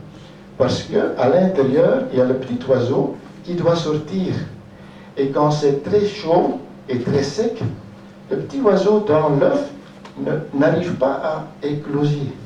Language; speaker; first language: French; non-native, local second language; Dutch